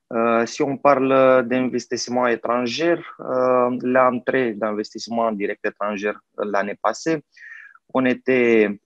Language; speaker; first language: French; non-native, fluent; Romanian